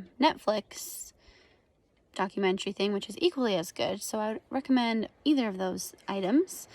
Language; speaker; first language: English; native; English